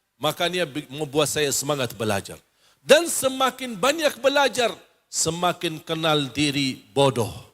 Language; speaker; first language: Malay; non-native, fluent; Arabic